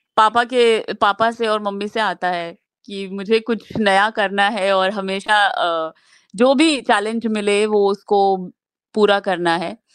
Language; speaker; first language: Hindi; native; Hindi